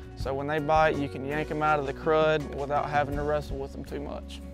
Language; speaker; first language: English; native; English